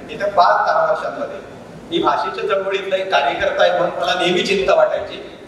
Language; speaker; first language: Marathi; native; Marathi